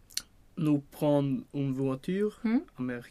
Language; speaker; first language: French; non-native, learner; Swedish